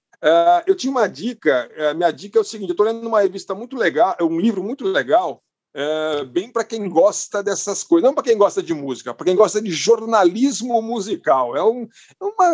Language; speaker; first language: Portuguese; non-native, fluent; English